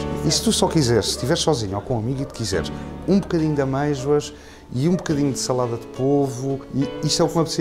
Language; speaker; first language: Portuguese; native; Portuguese